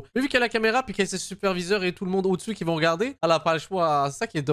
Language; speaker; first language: French; native; French